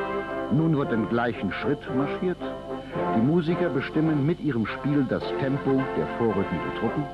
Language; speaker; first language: German; native; German